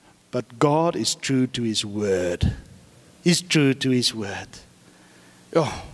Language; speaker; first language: English; non-native, local second language; Afrikaans